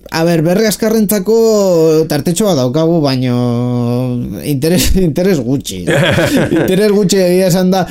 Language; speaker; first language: Basque; non-native, local second language; Spanish